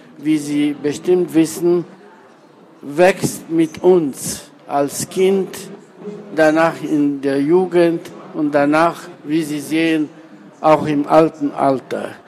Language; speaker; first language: German; non-native, fluent; Romanian